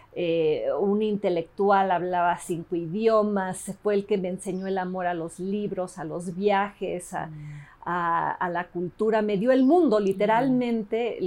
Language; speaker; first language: Spanish; early bilingual, other home language; English